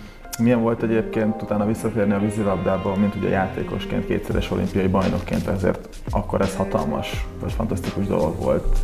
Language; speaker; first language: Hungarian; native; Hungarian